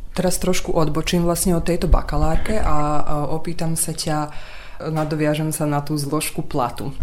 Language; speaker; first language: Slovak; early bilingual, heritage; Slovak